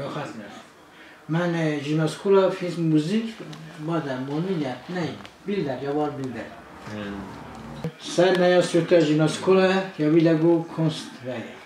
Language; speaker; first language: Swedish; non-native, learner; Kurdish